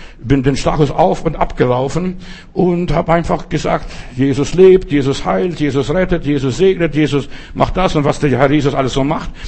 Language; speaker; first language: German; non-native, fluent; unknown